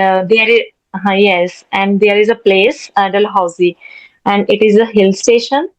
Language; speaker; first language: English; non-native, learner; Hindi